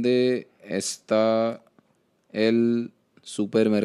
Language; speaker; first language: Spanish; non-native, learner; Hindi